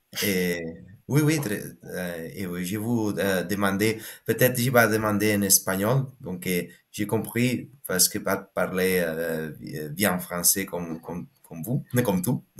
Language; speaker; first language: French; non-native, learner; Spanish